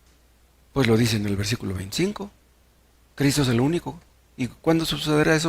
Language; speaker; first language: Spanish; native; Spanish